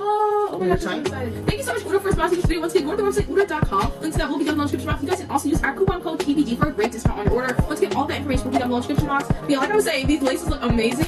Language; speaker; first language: English; native; English